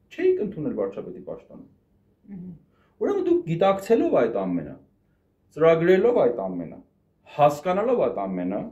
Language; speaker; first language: Armenian; native; Armenian